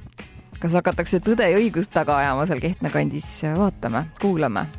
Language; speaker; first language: Estonian; native; Estonian